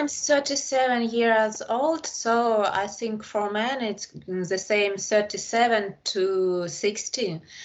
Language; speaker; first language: English; non-native, learner; Ukrainian